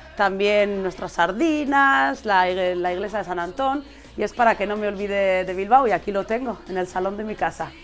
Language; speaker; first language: Spanish; native; Spanish